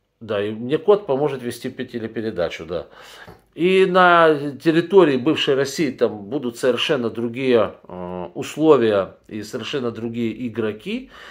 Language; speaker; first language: Russian; native; Russian